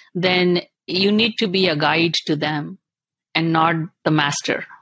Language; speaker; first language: English; non-native, local second language; Punjabi